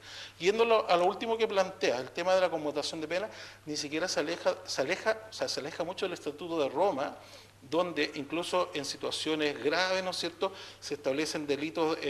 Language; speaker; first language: Spanish; native; Spanish